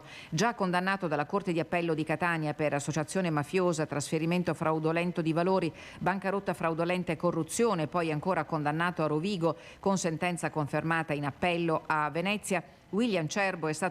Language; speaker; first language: Italian; native; Italian